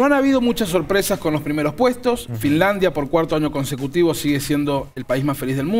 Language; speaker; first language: Spanish; native; Spanish